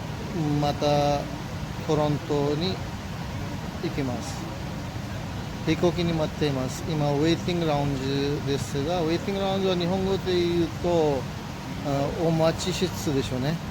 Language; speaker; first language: Japanese; non-native, fluent; Urdu